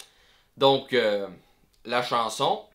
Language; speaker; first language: French; native; French